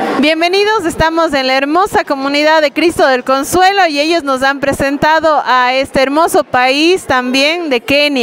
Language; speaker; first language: Spanish; native; Spanish